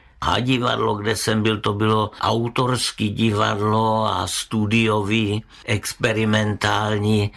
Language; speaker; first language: Czech; native; Czech